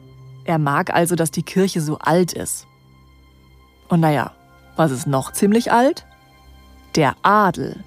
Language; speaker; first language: German; native; German